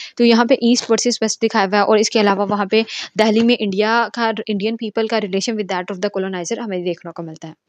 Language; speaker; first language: Urdu; native; Urdu